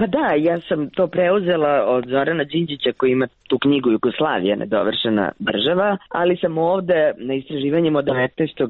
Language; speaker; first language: Croatian; native; Croatian